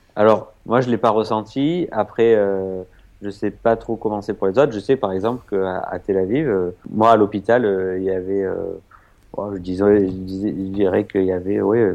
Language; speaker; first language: French; native; French